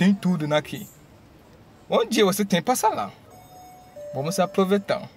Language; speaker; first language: Portuguese; non-native, fluent; English